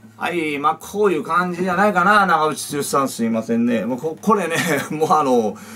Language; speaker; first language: Japanese; native; Japanese